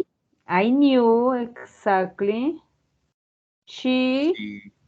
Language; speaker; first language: English; non-native, fluent; Spanish